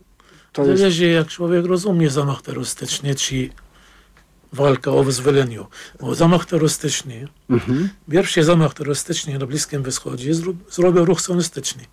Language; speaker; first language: Polish; non-native, fluent; Arabic